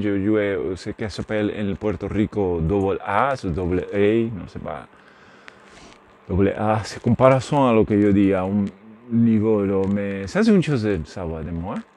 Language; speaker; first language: French; non-native, learner; Spanish